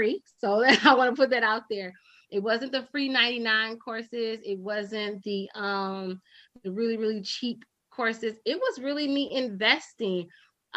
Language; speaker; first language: English; native; English